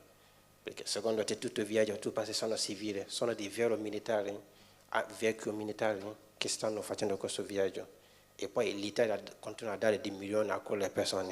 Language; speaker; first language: Italian; non-native, fluent; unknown